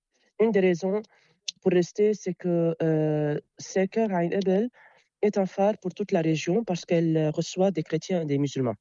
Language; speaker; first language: French; non-native, local second language; Arabic